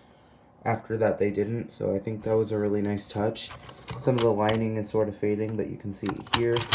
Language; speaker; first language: English; native; English